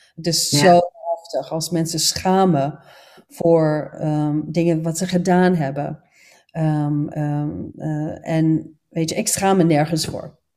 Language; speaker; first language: Dutch; non-native, fluent; English